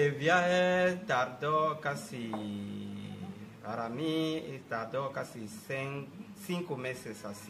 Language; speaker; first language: Spanish; non-native, learner; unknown